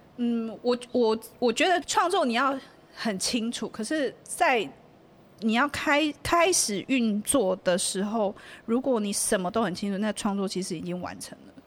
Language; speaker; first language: Chinese; native; Chinese